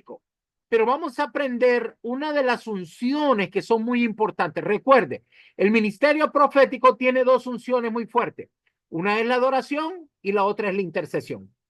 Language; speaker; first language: Spanish; native; Spanish